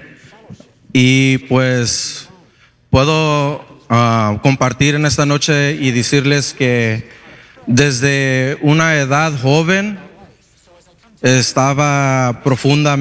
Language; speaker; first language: Spanish; early bilingual, heritage; Spanish